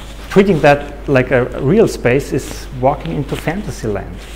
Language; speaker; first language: English; non-native, fluent; German